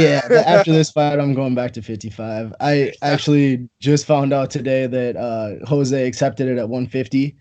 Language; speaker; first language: English; native; English